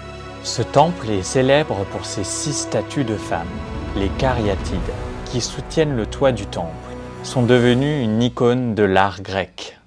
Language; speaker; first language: French; native; French